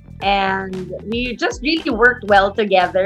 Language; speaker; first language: English; non-native, local second language; Filipino